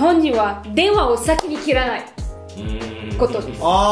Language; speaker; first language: Japanese; non-native, fluent; Romanian